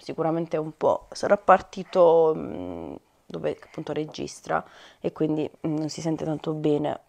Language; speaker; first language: Italian; native; Italian